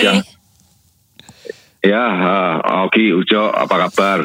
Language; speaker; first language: Indonesian; native; Indonesian